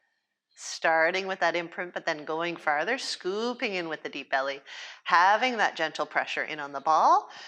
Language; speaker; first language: English; native; English